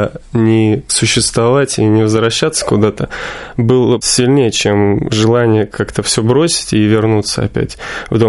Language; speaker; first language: Russian; native; Russian